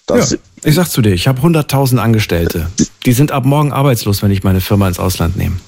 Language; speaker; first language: German; native; German